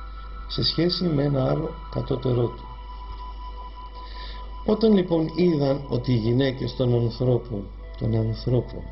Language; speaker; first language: Greek; native; Greek